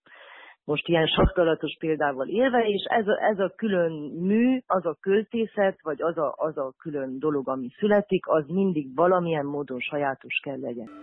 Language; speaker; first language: Hungarian; native; Hungarian